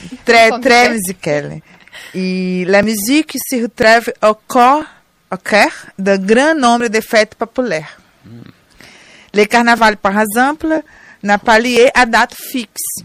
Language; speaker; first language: French; non-native, learner; Portuguese